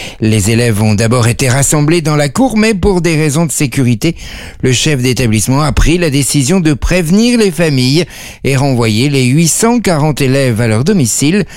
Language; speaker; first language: French; native; French